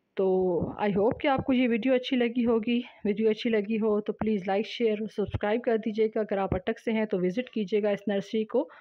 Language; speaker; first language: Urdu; native; Urdu